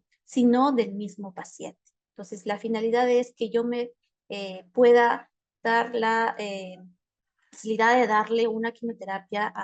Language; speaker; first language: Spanish; native; Spanish